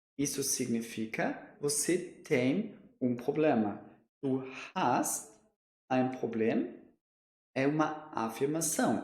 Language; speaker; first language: Portuguese; non-native, fluent; German